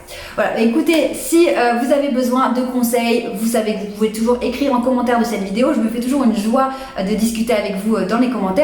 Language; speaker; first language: French; native; French